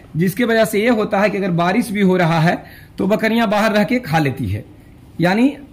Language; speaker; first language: Hindi; native; Hindi